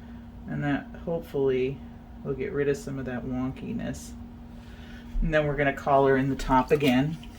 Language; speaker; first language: English; native; English